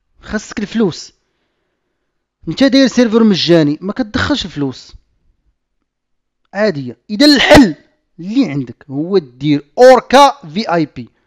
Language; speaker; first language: Arabic; native; Arabic